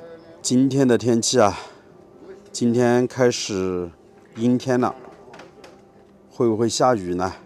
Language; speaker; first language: Chinese; native; Chinese